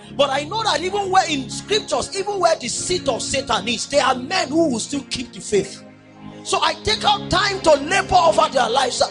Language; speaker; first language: English; non-native, local second language; Yoruba